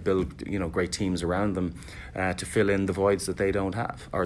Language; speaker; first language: English; native; English